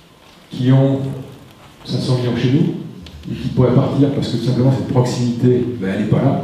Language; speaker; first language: French; native; French